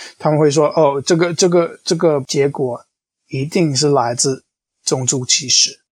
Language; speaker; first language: Chinese; non-native, fluent; English